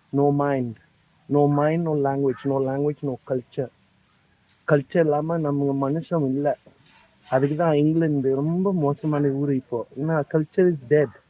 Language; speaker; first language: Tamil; non-native, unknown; English